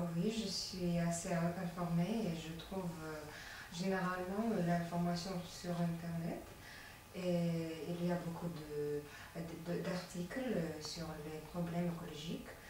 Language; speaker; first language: French; non-native, learner; Latvian